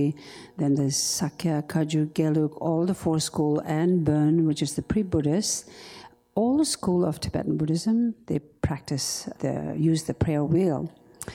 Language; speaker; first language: English; non-native, local second language; Tibetan